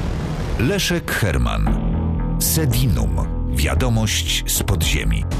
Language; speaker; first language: Polish; native; Polish